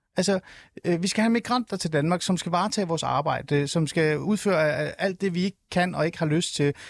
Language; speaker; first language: Danish; early bilingual, other home language; Somali